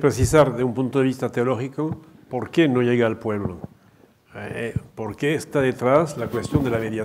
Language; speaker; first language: Spanish; non-native, fluent; French